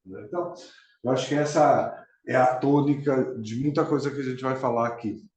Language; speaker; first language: Portuguese; native; Portuguese